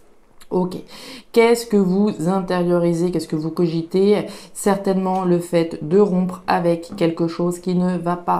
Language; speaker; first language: French; native; French